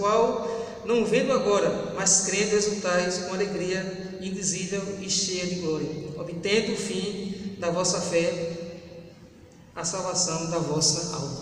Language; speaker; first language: Portuguese; native; Portuguese